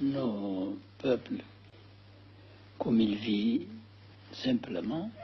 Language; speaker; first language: French; non-native, fluent; Amharic